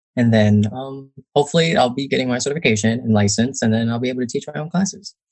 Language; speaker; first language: English; native; English